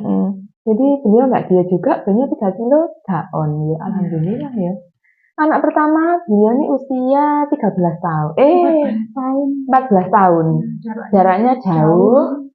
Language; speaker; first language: Indonesian; non-native, local second language; Javanese